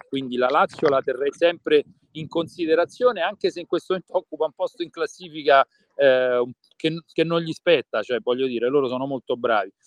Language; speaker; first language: Italian; native; Italian